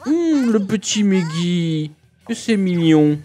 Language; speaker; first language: French; native; French